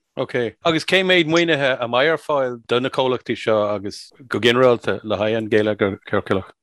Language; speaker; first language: Irish; non-native, local second language; English